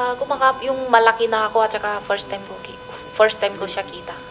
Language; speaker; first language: Filipino; non-native, learner; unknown